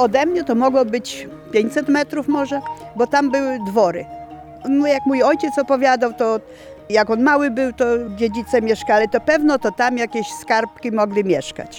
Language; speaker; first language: Polish; native; Polish